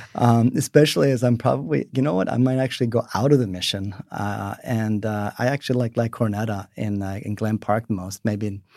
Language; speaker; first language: English; early bilingual, other home language; Swedish